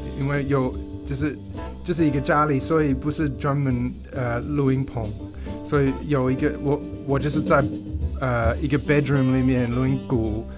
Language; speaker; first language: Chinese; non-native, fluent; English